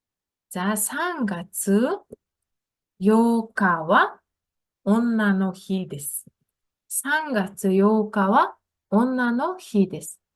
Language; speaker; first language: Japanese; non-native, fluent; Mongolian